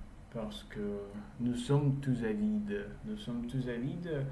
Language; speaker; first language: French; non-native, learner; English